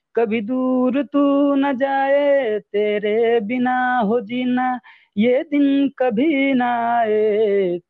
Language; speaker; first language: Hindi; native; Hindi